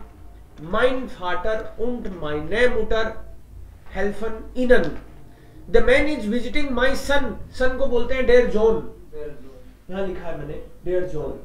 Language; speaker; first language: Hindi; native; Hindi